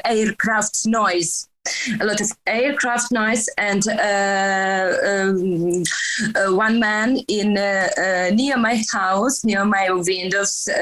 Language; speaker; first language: English; non-native, learner; Ukrainian